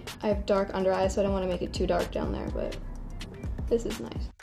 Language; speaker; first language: English; native; English